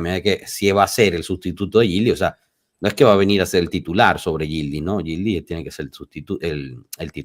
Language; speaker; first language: Spanish; native; Spanish